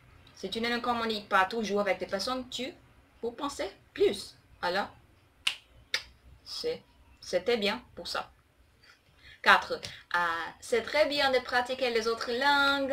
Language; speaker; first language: French; non-native, learner; Portuguese